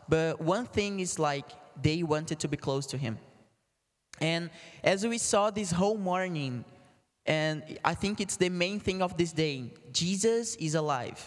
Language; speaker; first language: English; non-native, fluent; Portuguese